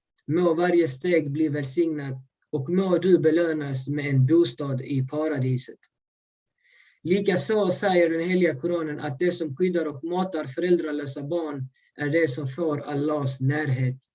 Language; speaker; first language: Swedish; early bilingual, other home language; Urdu